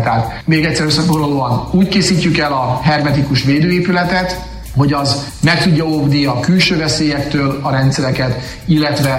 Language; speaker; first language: Hungarian; native; Hungarian